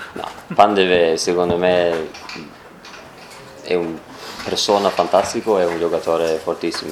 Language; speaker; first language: Italian; non-native, learner; Swedish